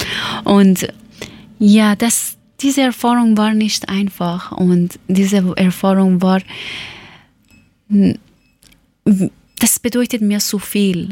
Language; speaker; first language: German; non-native, learner; Persian